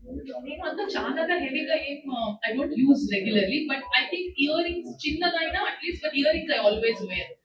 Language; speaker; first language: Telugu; non-native, learner; Kannada